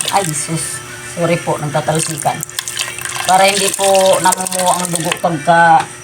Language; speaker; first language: Filipino; non-native, local second language; Bikol